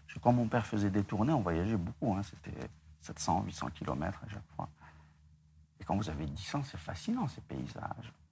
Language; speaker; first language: French; non-native, local second language; Arabic